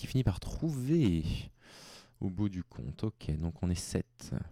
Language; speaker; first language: French; native; French